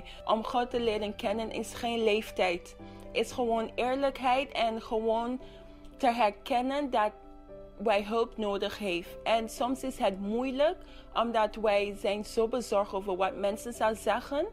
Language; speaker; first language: Dutch; non-native, local second language; English